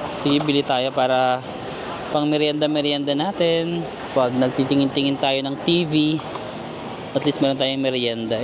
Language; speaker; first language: Filipino; native; Filipino